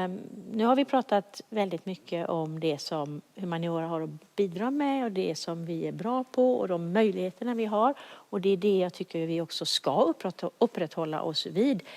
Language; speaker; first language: Swedish; native; Swedish